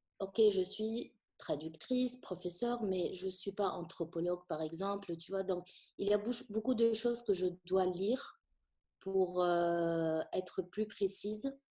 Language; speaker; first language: French; non-native, local second language; Arabic